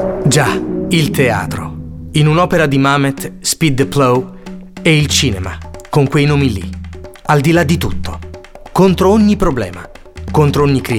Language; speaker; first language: Italian; native; Italian